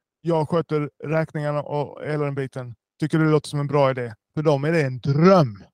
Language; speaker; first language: Swedish; early bilingual, other home language; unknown